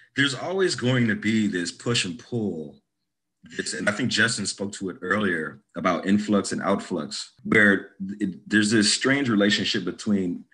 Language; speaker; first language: English; native; English